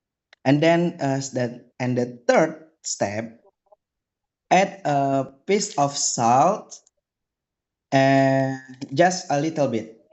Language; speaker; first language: English; non-native, learner; Indonesian